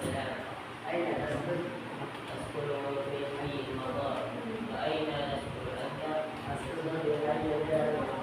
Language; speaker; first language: Arabic; non-native, learner; Indonesian